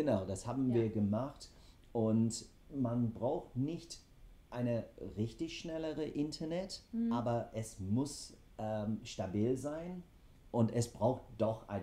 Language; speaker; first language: German; non-native, fluent; English